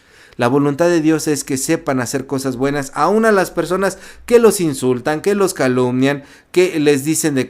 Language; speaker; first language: Spanish; native; Spanish